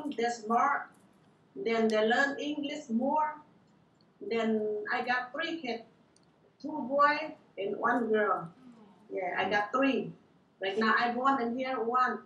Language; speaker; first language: English; non-native, learner; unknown